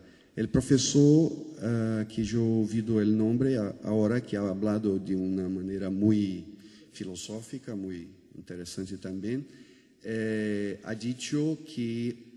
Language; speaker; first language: Spanish; non-native, fluent; Portuguese